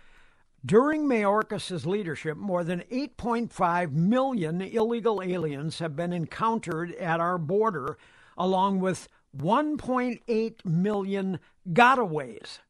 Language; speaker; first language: English; native; English